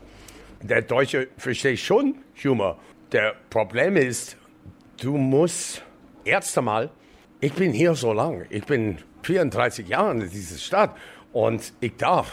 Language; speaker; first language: German; non-native, learner; English